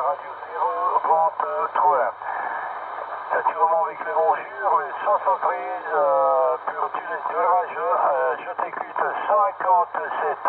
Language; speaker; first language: French; non-native, learner; Italian